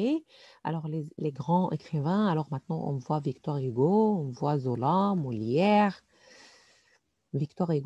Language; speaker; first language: French; non-native, fluent; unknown